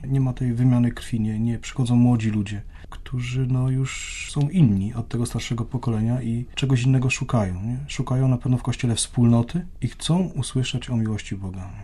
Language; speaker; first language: Polish; native; Polish